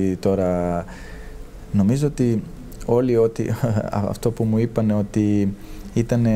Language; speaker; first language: Greek; non-native, fluent; Serbian